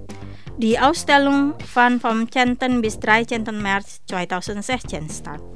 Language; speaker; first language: German; non-native, fluent; Indonesian